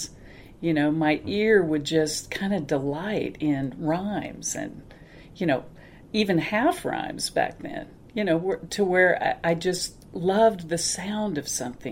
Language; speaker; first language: English; native; English